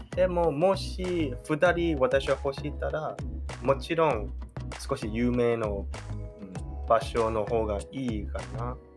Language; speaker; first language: Japanese; non-native, learner; Chinese